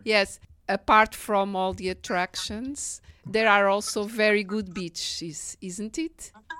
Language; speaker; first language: English; non-native, fluent; Portuguese